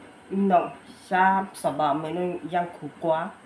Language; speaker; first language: Filipino; non-native, learner; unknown